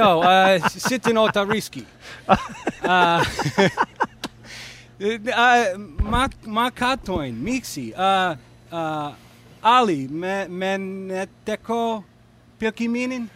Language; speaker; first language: Finnish; non-native, learner; English